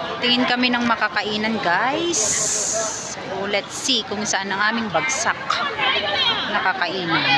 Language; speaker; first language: Filipino; native; Filipino